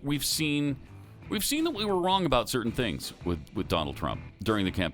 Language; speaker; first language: English; native; English